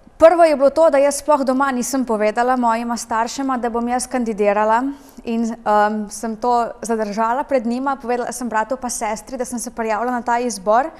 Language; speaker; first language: Slovenian; native; Slovenian